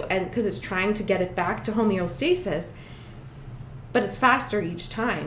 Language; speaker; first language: English; native; English